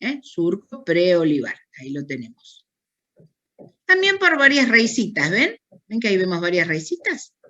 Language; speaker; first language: Spanish; native; Spanish